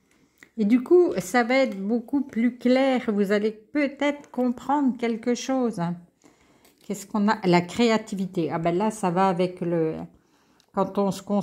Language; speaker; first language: French; native; French